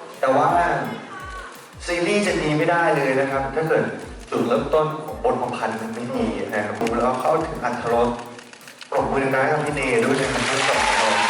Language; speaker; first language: Thai; native; Thai